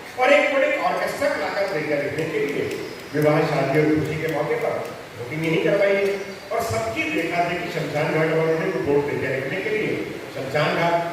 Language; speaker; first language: Hindi; non-native, local second language; Punjabi